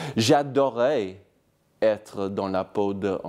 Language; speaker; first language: French; non-native, fluent; English